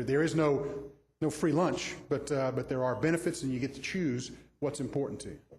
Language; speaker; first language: English; native; English